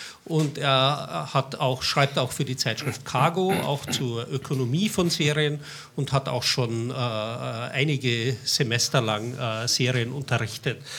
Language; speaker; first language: German; native; German